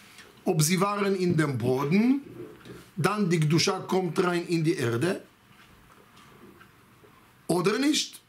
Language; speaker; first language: German; non-native, fluent; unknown